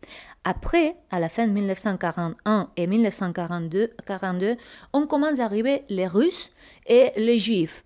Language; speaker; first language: French; non-native, fluent; Spanish